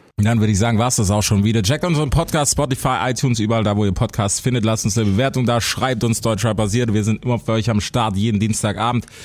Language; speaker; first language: German; native; German